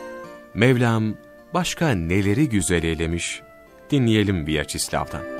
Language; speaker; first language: Turkish; native; Turkish